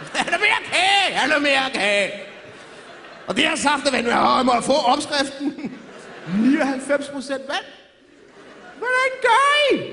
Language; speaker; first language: Danish; early bilingual, other home language; Arabic